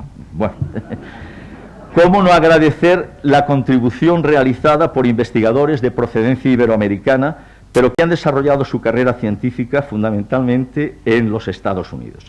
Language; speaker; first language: Spanish; native; Spanish